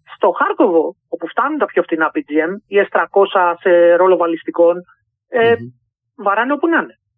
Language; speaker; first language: Greek; native; Greek